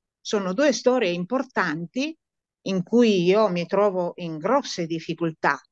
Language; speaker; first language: Italian; non-native, fluent; Romanian